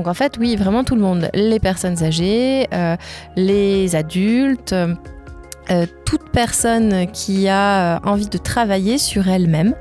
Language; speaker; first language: French; native; French